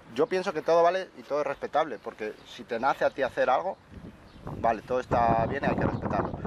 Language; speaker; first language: Spanish; native; Spanish